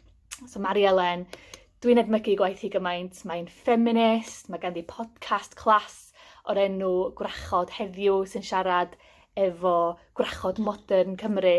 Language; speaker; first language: Welsh; native; Welsh